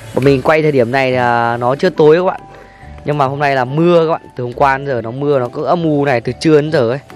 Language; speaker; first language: Vietnamese; non-native, local second language; Tày